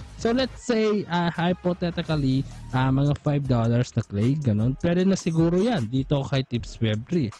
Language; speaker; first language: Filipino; native; Filipino